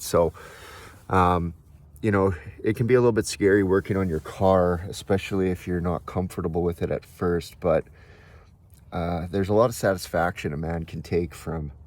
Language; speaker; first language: English; native; English